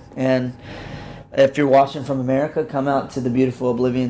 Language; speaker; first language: English; native; English